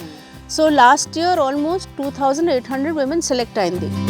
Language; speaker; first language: Telugu; non-native, local second language; Hindi